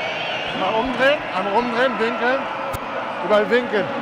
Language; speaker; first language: German; native; German